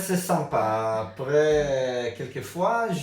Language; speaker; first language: French; non-native, learner; Hebrew